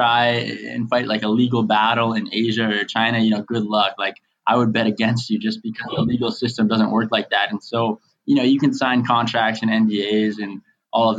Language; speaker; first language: English; native; English